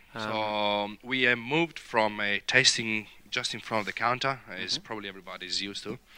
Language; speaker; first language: English; non-native, fluent; Italian